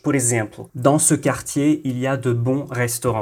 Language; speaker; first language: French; non-native, local second language; Arabic